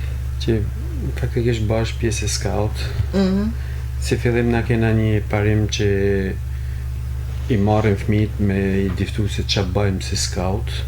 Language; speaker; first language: Albanian; native; Albanian